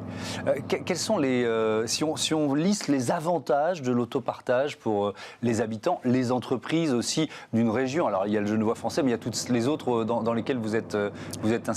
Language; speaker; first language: French; native; French